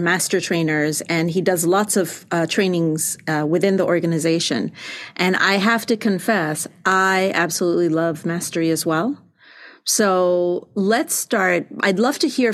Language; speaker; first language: English; non-native, local second language; Malay